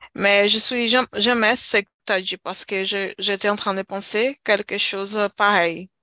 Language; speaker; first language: French; non-native, learner; Portuguese